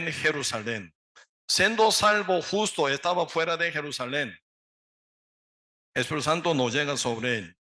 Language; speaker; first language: Spanish; non-native, learner; Korean